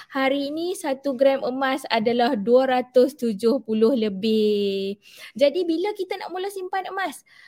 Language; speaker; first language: Malay; native; Malay